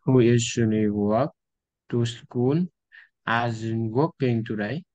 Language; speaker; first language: English; non-native, learner; Vietnamese